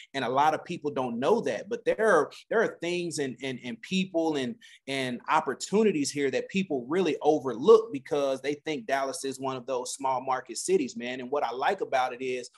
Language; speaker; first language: English; native; English